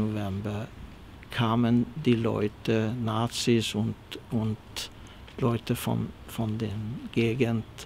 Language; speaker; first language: German; early bilingual, heritage; Swedish